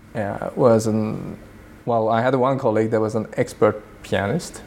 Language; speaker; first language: English; early bilingual, other home language; Swedish